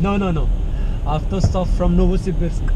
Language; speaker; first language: English; non-native, local second language; Hindi